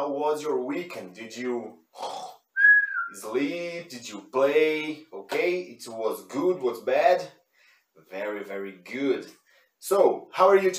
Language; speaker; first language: English; non-native, learner; Portuguese